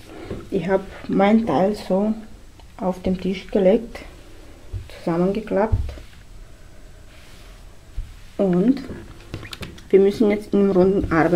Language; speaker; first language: German; non-native, fluent; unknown